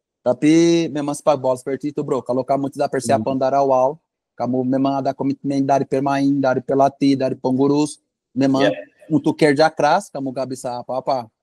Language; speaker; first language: Indonesian; non-native, fluent; Portuguese